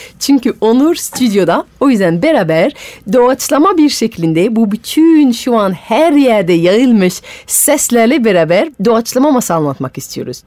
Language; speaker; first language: Turkish; non-native, fluent; French